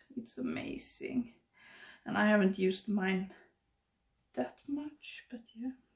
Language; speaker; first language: English; non-native, fluent; Swedish